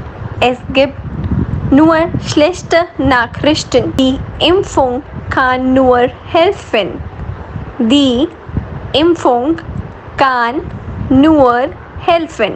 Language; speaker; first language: German; non-native, learner; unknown